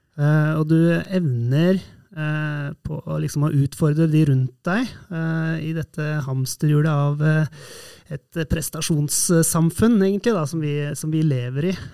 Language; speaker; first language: Norwegian; native; Norwegian